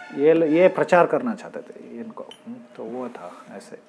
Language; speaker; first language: Hindi; non-native, local second language; Kannada